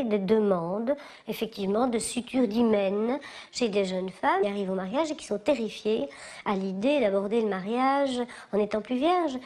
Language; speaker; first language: French; native; French